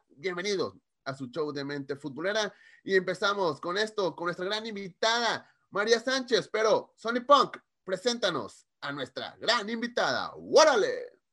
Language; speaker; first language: Spanish; native; Spanish